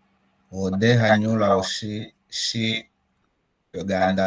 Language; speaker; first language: Chinese; non-native, learner; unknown